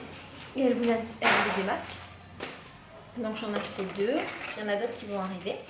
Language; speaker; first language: French; native; French